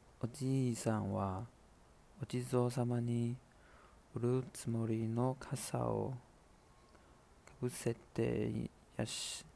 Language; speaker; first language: Japanese; non-native, learner; Chinese